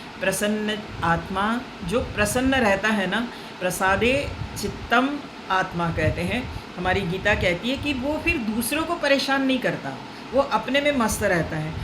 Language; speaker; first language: Hindi; non-native, local second language; Marathi